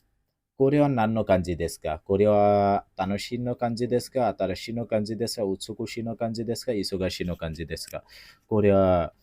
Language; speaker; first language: Japanese; non-native, learner; Bangla